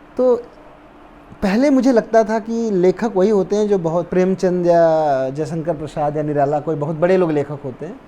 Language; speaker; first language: Hindi; native; Hindi